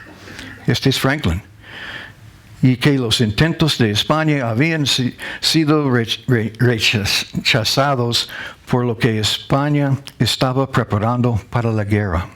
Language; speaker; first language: Spanish; non-native, learner; English